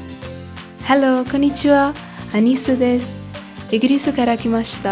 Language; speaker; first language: Japanese; non-native, learner; English